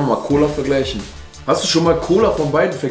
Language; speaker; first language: German; native; German